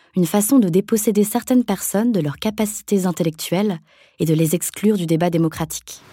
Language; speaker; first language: French; native; French